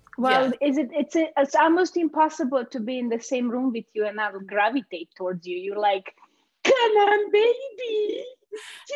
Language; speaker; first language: English; non-native, fluent; Hungarian